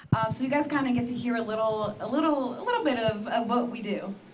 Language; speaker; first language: English; native; English